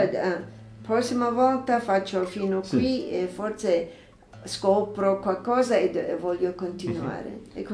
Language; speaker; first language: Italian; non-native, fluent; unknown